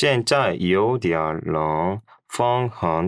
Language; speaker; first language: Chinese; non-native, learner; Korean